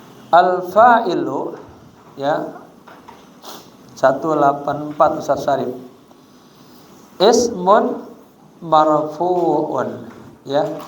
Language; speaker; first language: Arabic; non-native, fluent; Indonesian